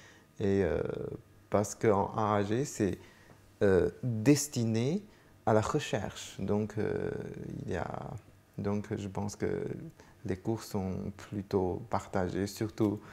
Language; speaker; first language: French; non-native, fluent; Chinese